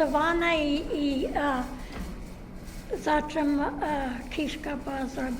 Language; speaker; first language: Polish; early bilingual, heritage; Polish